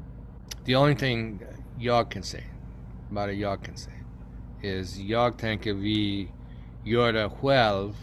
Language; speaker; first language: Swedish; non-native, learner; English